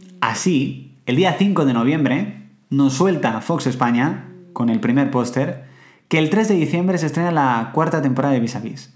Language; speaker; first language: Spanish; native; Spanish